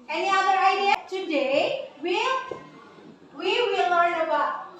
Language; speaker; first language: English; non-native, learner; Indonesian